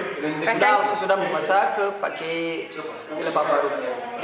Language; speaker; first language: Indonesian; non-native, learner; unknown